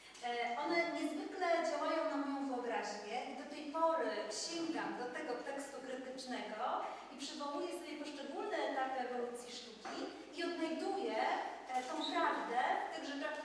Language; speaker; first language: Polish; native; Polish